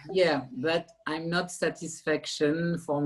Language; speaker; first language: English; non-native, learner; French